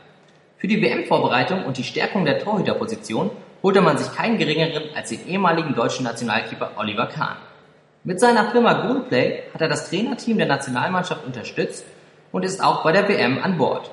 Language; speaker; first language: German; native; German